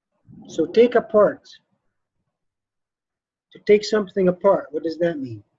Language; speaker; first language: English; non-native, fluent; Arabic